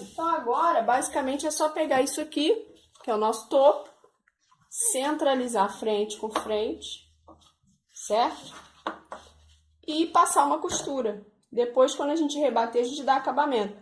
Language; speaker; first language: Portuguese; native; Portuguese